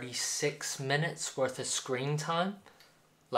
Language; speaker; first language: English; native; English